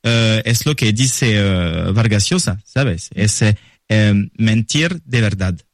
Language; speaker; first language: Spanish; non-native, learner; French